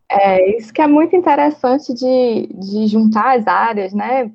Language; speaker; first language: Portuguese; native; Portuguese